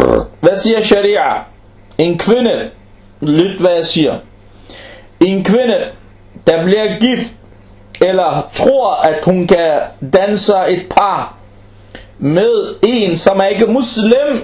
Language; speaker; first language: Danish; non-native, fluent; Arabic